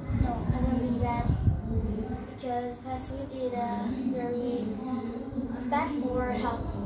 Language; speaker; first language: English; non-native, learner; Vietnamese